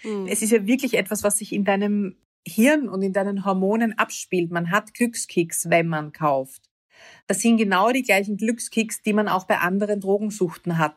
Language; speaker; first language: German; native; German